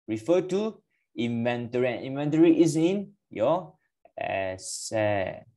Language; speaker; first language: English; non-native, local second language; Malay